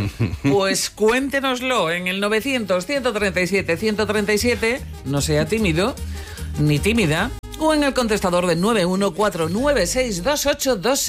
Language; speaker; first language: Spanish; native; Spanish